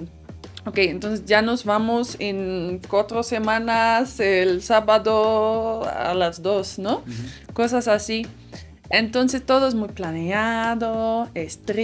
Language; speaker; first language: Spanish; non-native, fluent; Dutch